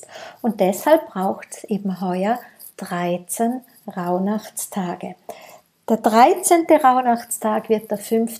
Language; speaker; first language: German; native; German